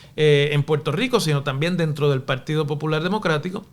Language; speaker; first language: Spanish; native; Spanish